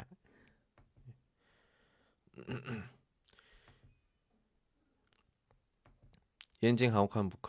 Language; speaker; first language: Chinese; non-native, learner; Korean